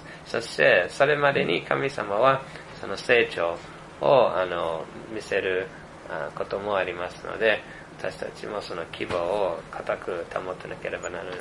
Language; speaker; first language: Japanese; non-native, fluent; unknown